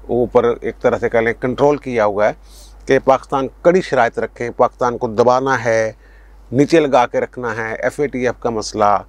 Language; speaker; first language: Urdu; non-native, local second language; Punjabi